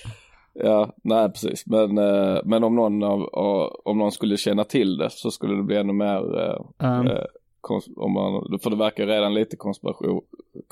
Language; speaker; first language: Swedish; native; Swedish